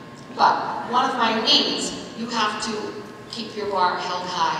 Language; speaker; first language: English; native; English